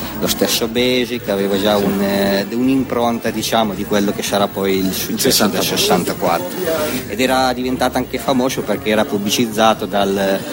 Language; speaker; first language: Italian; native; Italian